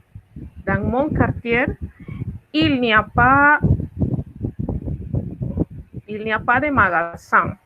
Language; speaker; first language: French; non-native, fluent; Spanish